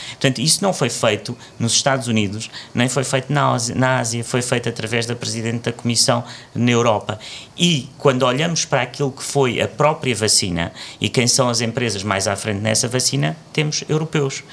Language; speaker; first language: Portuguese; native; Portuguese